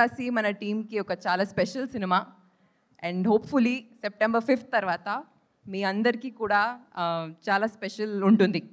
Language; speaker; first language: Telugu; non-native, learner; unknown